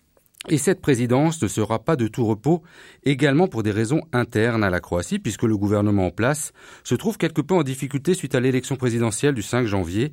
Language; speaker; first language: French; native; French